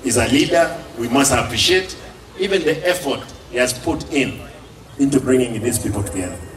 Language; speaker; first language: English; non-native, local second language; Gusii